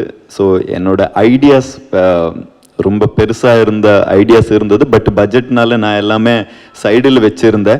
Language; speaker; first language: Tamil; non-native, learner; Kannada